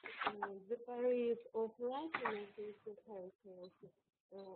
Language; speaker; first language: English; non-native, learner; Russian